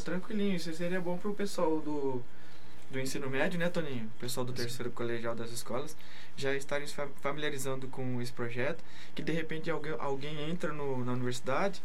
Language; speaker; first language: Portuguese; native; Portuguese